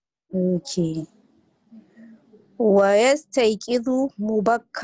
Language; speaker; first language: Arabic; non-native, learner; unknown